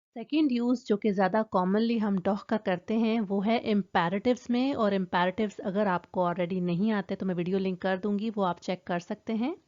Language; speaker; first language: Urdu; native; Urdu